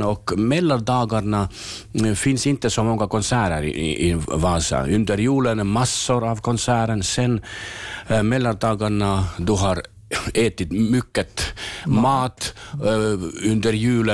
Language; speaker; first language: Swedish; non-native, learner; Finnish